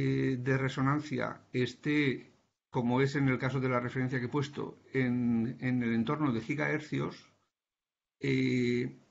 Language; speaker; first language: Spanish; native; Spanish